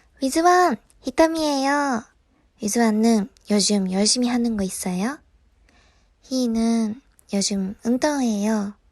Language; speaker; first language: Korean; non-native, fluent; Japanese